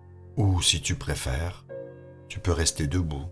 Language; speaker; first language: French; native; French